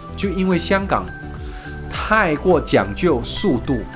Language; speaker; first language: Chinese; non-native, fluent; Cantonese